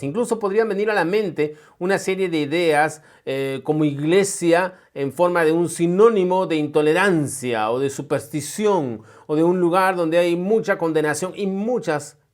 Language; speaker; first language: Spanish; native; Spanish